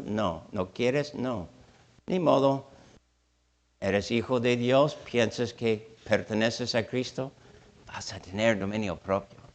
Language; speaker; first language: Spanish; non-native, fluent; English